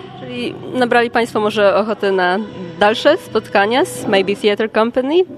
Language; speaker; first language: Polish; native; Polish